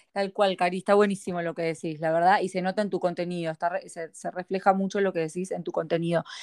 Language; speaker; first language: Spanish; native; Spanish